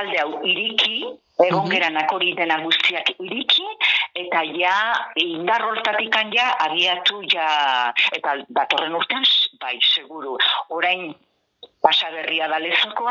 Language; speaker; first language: Basque; native; Basque